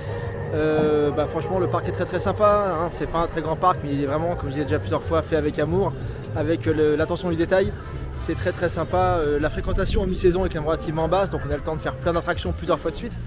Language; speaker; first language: French; native; French